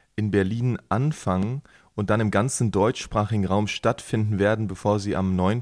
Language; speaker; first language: German; native; German